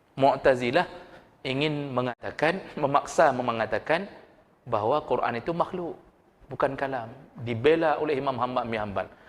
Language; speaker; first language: Malay; non-native, local second language; Achinese